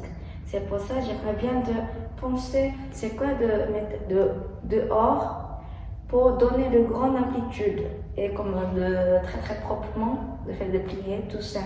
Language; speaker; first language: French; non-native, learner; Japanese